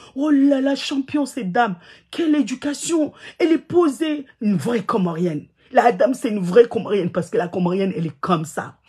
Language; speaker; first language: French; non-native, local second language; Ngazidja Comorian